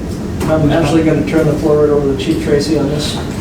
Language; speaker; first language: English; native; English